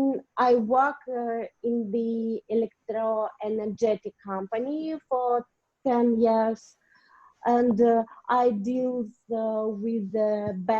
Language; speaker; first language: English; non-native, learner; Russian